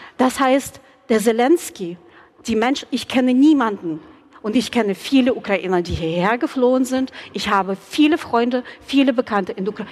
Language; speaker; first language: German; non-native, fluent; Ukrainian